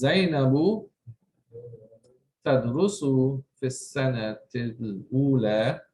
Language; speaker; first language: Arabic; non-native, fluent; English